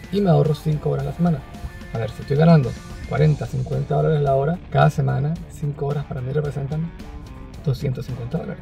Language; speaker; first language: Spanish; native; Spanish